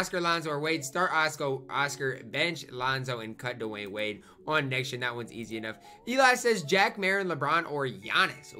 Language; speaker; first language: English; native; English